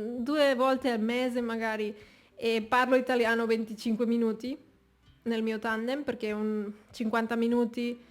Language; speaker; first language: Italian; non-native, fluent; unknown